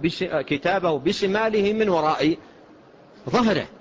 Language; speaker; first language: Arabic; native; Arabic